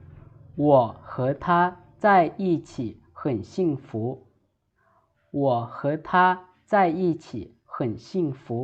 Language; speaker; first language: Chinese; non-native, fluent; Lao